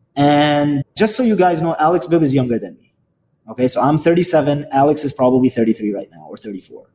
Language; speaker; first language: English; non-native, fluent; Arabic